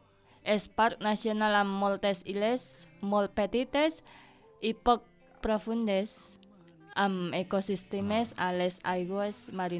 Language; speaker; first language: Catalan; non-native, learner; Indonesian